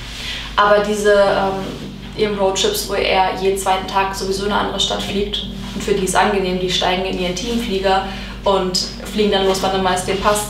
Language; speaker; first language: German; native; German